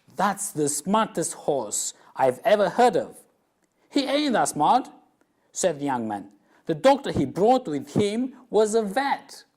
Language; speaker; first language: English; non-native, fluent; Romanian